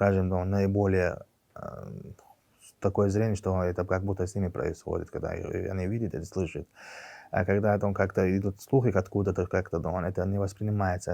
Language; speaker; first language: Russian; non-native, local second language; Chechen